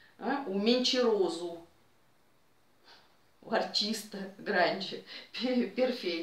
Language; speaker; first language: Portuguese; non-native, fluent; Russian